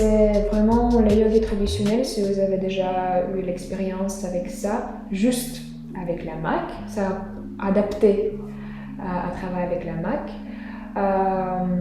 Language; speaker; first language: French; non-native, fluent; Russian